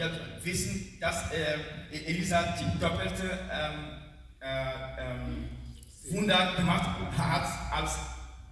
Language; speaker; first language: German; non-native, learner; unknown